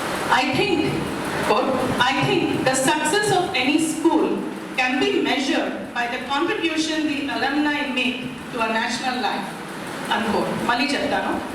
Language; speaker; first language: English; non-native, local second language; Kannada